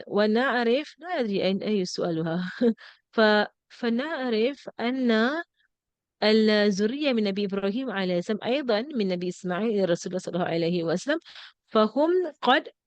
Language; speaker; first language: Arabic; non-native, fluent; English